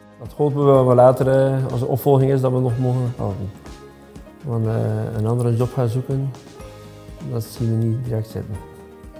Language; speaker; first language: Dutch; native; Dutch